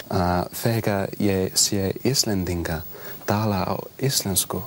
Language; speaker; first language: Icelandic; non-native, learner; English